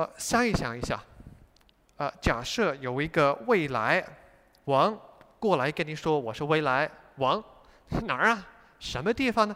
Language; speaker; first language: Chinese; non-native, fluent; English